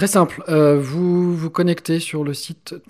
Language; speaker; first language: French; native; French